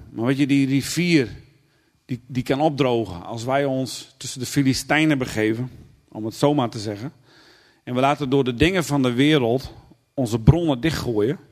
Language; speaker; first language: Dutch; native; Dutch